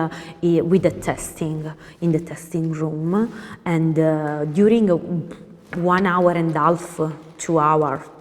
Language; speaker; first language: English; non-native, learner; Italian